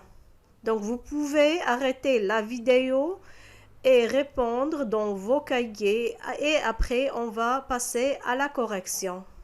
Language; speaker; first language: French; non-native, local second language; Arabic